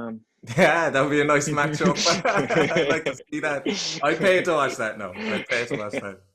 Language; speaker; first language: English; native; English